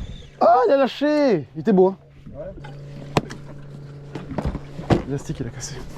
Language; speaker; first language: French; native; French